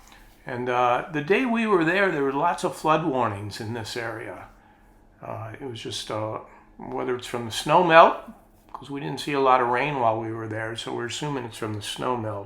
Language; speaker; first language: English; native; English